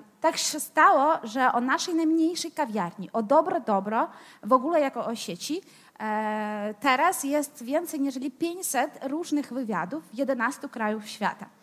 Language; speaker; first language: Polish; non-native, fluent; Ukrainian